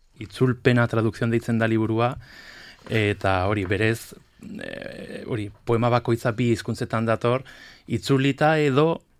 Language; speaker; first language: Basque; non-native, local second language; Spanish